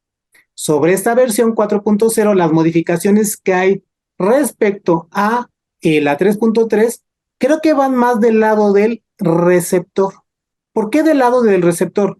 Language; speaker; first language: Spanish; native; Spanish